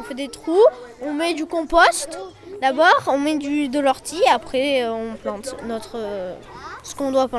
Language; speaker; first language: French; native; French